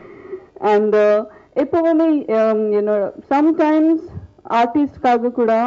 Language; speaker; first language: Tamil; non-native, learner; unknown